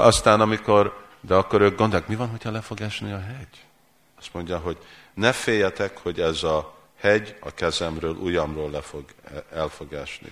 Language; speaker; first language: Hungarian; early bilingual, heritage; Hungarian